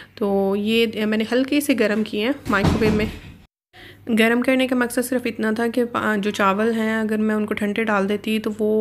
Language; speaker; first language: Hindi; native; Hindi